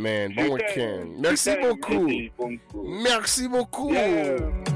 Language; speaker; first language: French; non-native, fluent; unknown